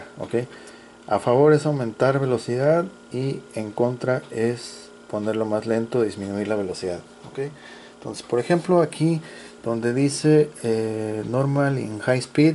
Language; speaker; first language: Spanish; native; Spanish